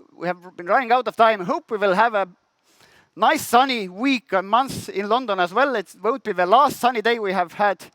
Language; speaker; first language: English; non-native, fluent; Estonian